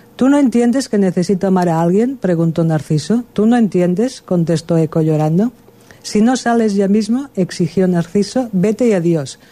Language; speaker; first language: Spanish; non-native, local second language; Catalan